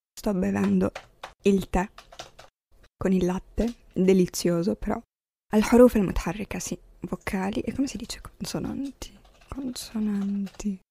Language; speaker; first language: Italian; non-native, fluent; Arabic